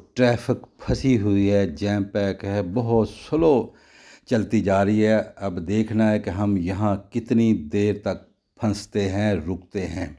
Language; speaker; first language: Urdu; non-native, local second language; Punjabi